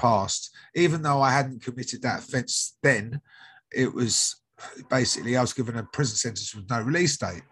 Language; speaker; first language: English; native; English